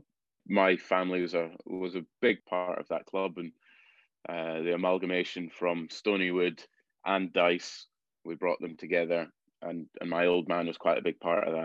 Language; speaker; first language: English; native; English